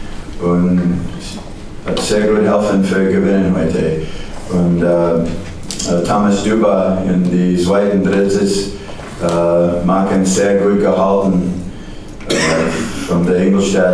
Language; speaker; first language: German; non-native, learner; English